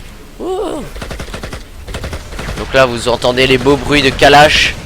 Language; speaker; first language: French; native; French